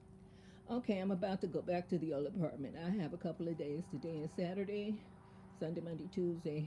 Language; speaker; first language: English; native; English